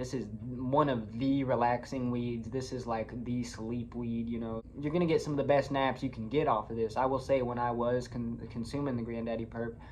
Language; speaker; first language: English; native; English